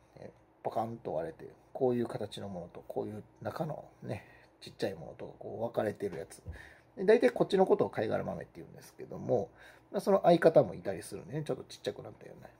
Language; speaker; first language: Japanese; native; Japanese